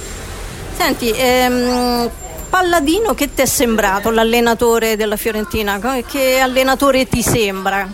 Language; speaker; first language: Italian; native; Italian